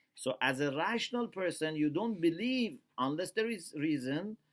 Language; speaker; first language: English; non-native, fluent; Persian